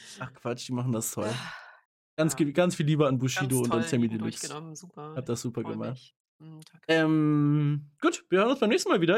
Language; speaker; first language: German; native; German